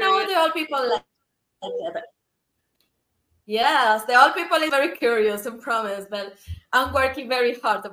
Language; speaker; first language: English; non-native, learner; Spanish